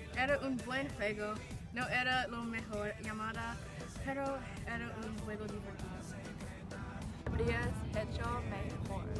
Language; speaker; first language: Spanish; non-native, learner; English